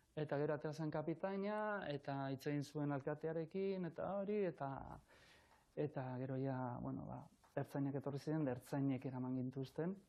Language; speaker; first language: Basque; native; Basque